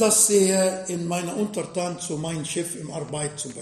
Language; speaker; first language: German; non-native, fluent; Arabic